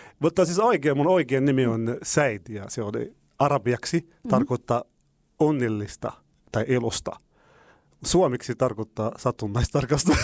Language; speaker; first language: Finnish; non-native, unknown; Arabic